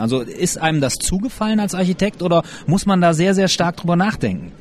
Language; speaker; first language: German; native; German